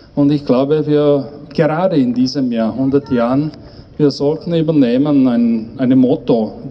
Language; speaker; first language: German; non-native, learner; Czech